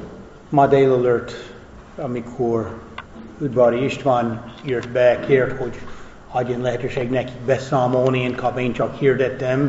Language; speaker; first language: Hungarian; non-native, fluent; English